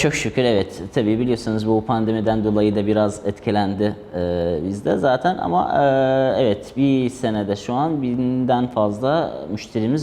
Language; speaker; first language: Turkish; non-native, fluent; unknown